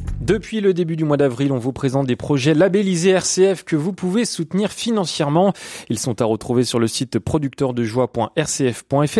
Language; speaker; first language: French; native; French